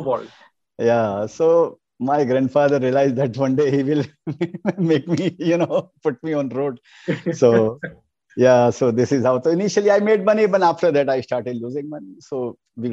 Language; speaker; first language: English; non-native, local second language; Hindi